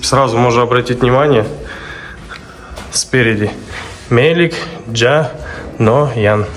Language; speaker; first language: Russian; native; Russian